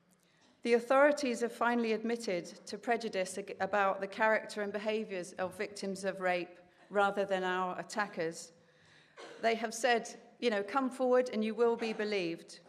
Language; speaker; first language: English; native; English